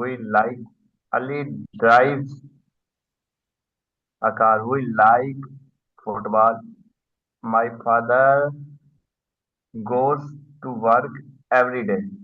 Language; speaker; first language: English; non-native, learner; Urdu